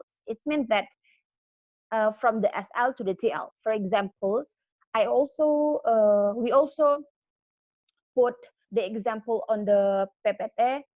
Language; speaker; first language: English; non-native, learner; Indonesian